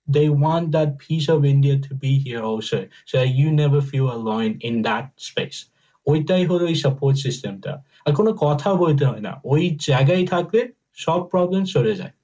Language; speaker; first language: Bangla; early bilingual, heritage; Bangla